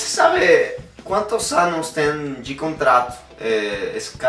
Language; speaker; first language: Portuguese; non-native, fluent; Spanish